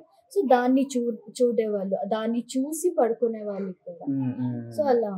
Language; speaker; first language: Telugu; non-native, local second language; Kannada